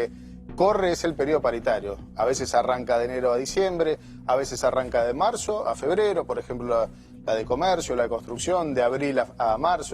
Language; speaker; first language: Spanish; native; Spanish